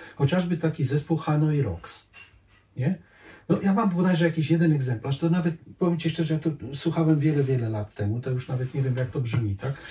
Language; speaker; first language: Polish; non-native, fluent; Croatian